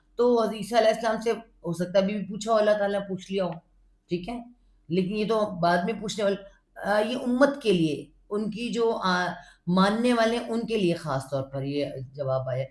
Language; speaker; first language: Urdu; native; Urdu